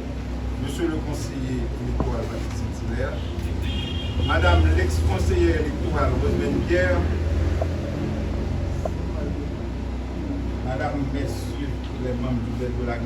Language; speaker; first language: French; non-native, local second language; Haitian Creole